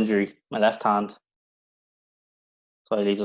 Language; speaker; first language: English; native; English